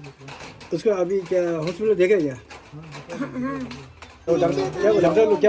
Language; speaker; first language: Hindi; non-native, local second language; Tibetan